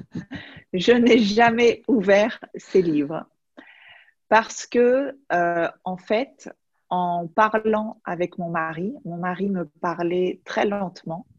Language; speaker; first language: French; native; French